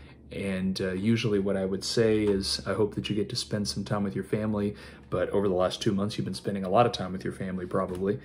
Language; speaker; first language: English; native; English